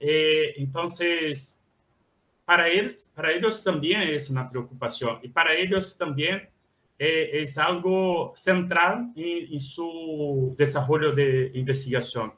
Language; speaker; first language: Spanish; non-native, fluent; Portuguese